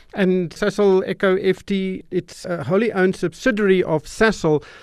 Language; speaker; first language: English; non-native, local second language; Afrikaans